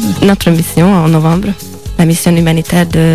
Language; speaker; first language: French; non-native, fluent; Hungarian